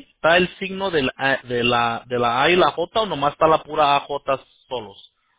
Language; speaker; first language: Spanish; native; Spanish